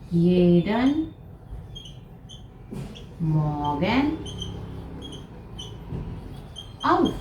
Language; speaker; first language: German; non-native, fluent; Hindi